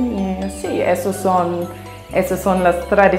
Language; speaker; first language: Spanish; non-native, learner; German